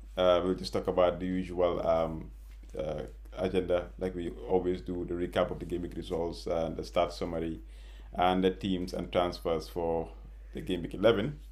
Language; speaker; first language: English; non-native, local second language; Wolof